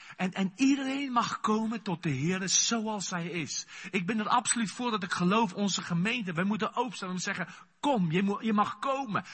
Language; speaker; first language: Dutch; non-native, fluent; Afrikaans